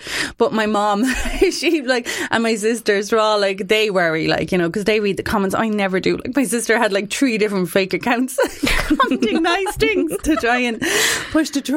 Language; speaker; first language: English; native; English